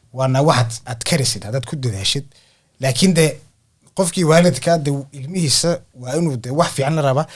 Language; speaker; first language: Somali; early bilingual, heritage; Somali